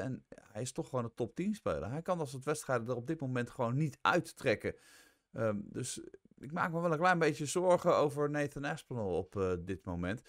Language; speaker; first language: Dutch; native; Dutch